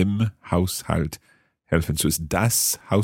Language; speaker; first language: German; non-native, learner; English